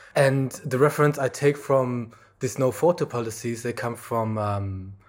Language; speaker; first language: English; non-native, fluent; German